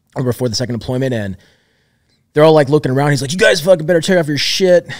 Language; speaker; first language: English; native; English